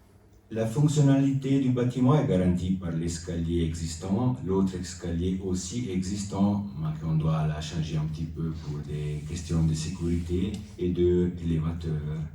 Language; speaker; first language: French; non-native, local second language; Italian